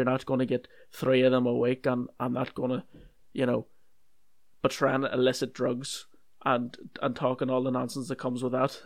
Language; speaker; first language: English; native; English